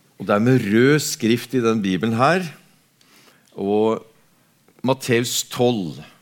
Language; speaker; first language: Norwegian; native; Norwegian